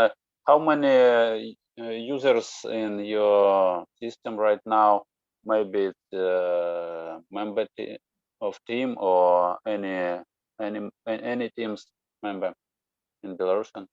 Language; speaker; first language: English; non-native, learner; Russian